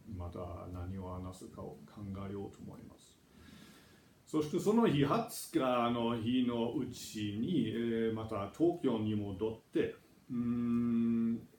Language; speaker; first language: Japanese; non-native, fluent; German